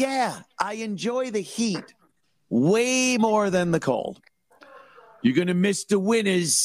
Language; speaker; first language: English; native; English